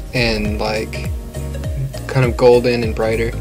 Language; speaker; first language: English; native; English